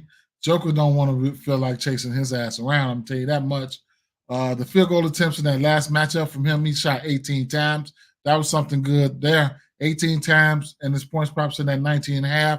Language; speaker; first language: English; native; English